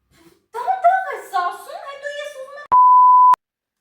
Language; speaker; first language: Armenian; early bilingual, heritage; Armenian